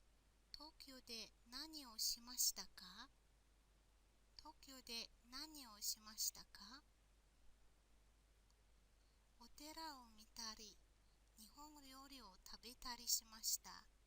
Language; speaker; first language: Japanese; non-native, fluent; Mongolian